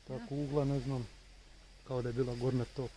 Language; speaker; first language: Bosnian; early bilingual, heritage; Bosnian